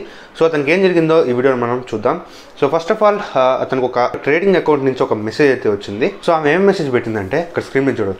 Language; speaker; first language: Telugu; native; Telugu